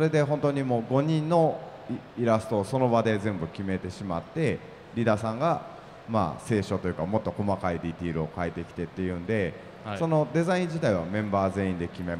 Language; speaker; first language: Japanese; native; Japanese